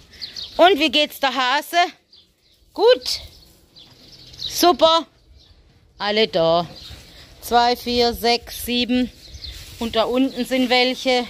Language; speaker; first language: German; native; German